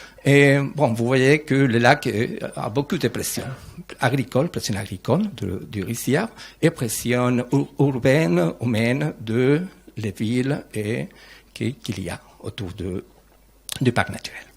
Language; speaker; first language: French; non-native, learner; Spanish